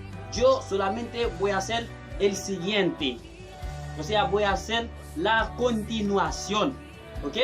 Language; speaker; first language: Spanish; non-native, fluent; Haitian Creole